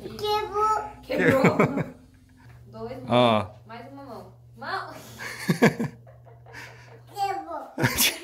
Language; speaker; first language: Portuguese; non-native, learner; Korean